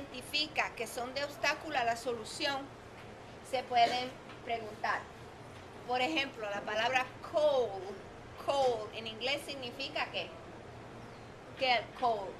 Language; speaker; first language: Spanish; non-native, fluent; Italian